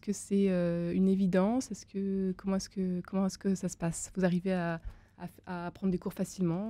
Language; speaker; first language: French; native; French